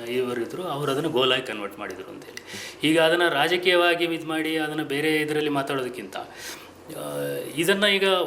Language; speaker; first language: Kannada; non-native, local second language; Kodava